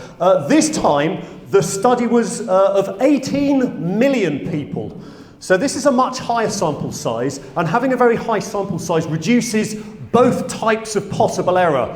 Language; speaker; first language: English; native; English